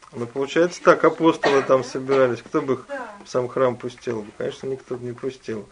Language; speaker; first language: Russian; native; Russian